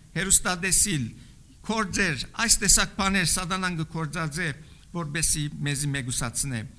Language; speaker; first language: Armenian; native; Armenian